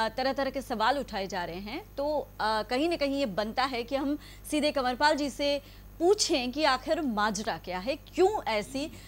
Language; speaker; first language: Hindi; native; Hindi